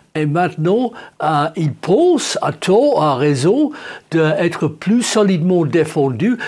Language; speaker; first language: French; non-native, fluent; English